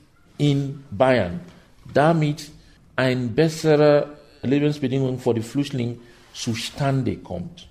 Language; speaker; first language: German; non-native, fluent; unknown